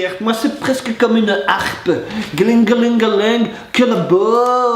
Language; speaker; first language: French; native; French